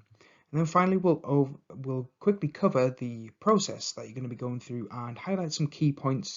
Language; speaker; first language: English; native; English